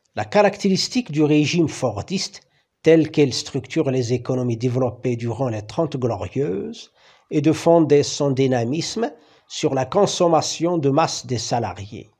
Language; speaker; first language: French; non-native, local second language; Arabic